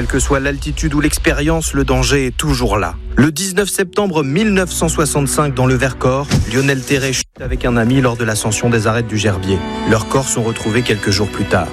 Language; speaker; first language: French; native; French